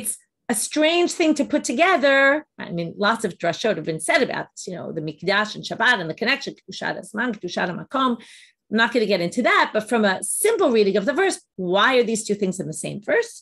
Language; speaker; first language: English; native; English